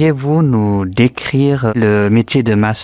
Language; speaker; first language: French; native; French